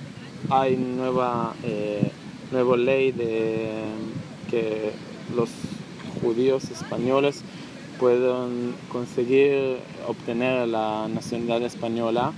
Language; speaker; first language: Spanish; non-native, learner; Hebrew